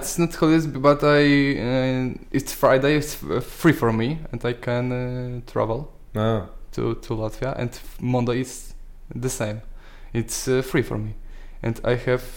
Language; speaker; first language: English; non-native, learner; Polish